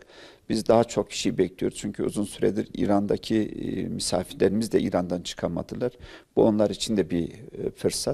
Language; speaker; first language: Turkish; native; Turkish